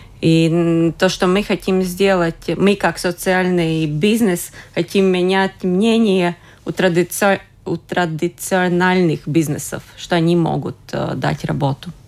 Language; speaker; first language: Russian; non-native, local second language; Latvian